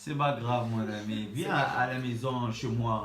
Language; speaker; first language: French; non-native, learner; Arabic